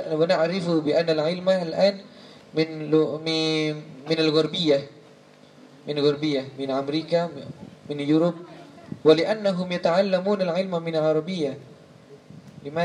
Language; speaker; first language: Arabic; non-native, learner; Indonesian